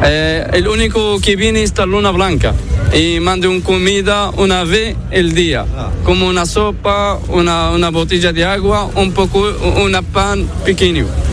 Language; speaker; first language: Spanish; non-native, learner; Arabic